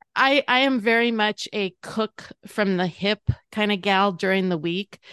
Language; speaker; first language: English; native; English